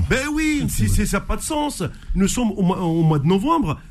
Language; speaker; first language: French; non-native, local second language; Arabic